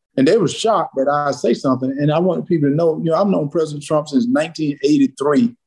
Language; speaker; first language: English; native; English